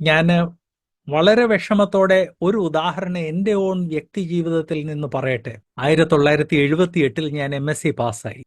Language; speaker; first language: Malayalam; native; Malayalam